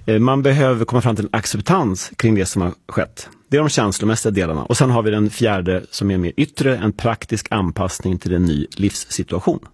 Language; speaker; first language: Swedish; native; Swedish